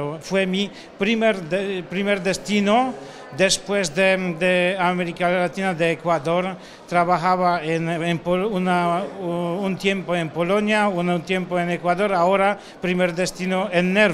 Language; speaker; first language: Spanish; non-native, fluent; Polish